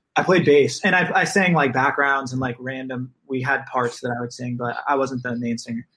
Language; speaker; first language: English; native; English